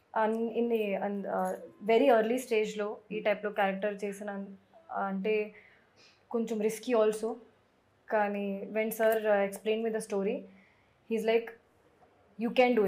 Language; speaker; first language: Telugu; non-native, fluent; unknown